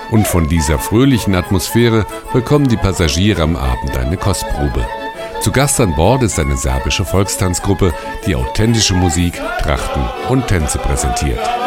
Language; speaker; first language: German; native; German